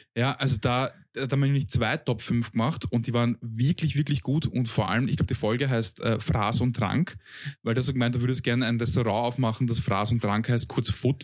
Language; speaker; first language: German; early bilingual, other home language; Bosnian